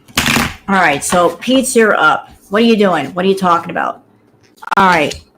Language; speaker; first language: English; native; English